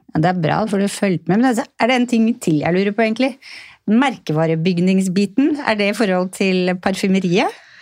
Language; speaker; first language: Norwegian; native; Norwegian